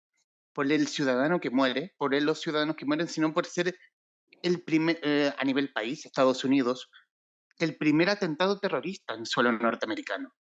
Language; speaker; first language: Spanish; native; Spanish